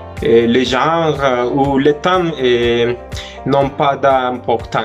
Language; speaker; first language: French; non-native, learner; Spanish